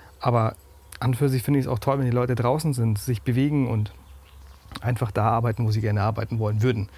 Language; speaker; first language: German; native; German